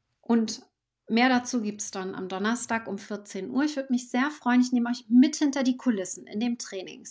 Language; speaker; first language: German; native; German